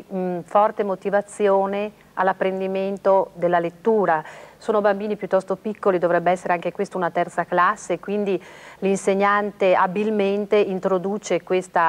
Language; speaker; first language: Italian; native; Italian